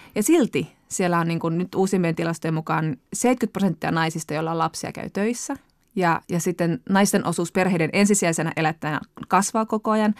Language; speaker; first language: Finnish; native; Finnish